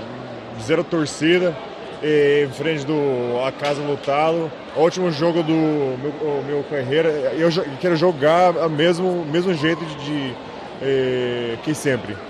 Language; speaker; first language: Portuguese; non-native, fluent; English